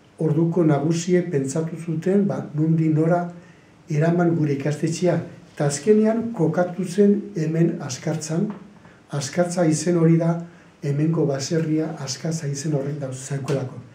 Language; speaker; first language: Basque; native; Basque